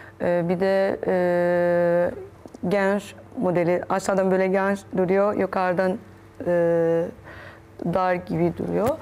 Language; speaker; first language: Turkish; non-native, learner; Arabic